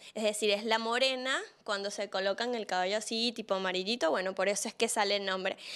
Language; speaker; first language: Spanish; native; Spanish